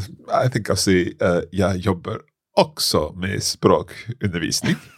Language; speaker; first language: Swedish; non-native, learner; English